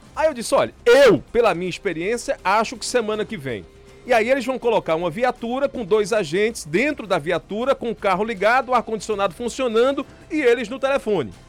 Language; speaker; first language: Portuguese; native; Portuguese